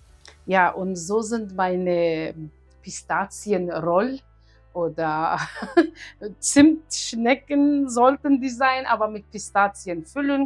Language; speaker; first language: German; non-native, learner; Aramaic